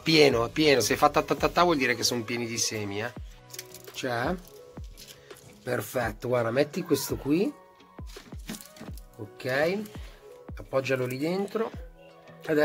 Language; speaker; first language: Italian; native; Italian